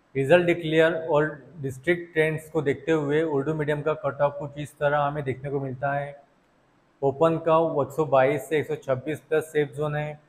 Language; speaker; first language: Hindi; non-native, local second language; Marathi